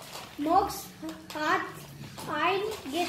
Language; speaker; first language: German; non-native, learner; Romanian